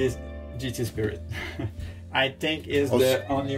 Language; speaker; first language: English; non-native, learner; French